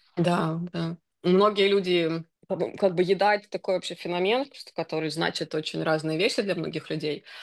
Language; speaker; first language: Russian; native; Russian